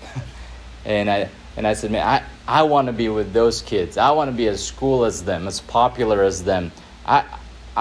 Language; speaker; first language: English; non-native, local second language; Filipino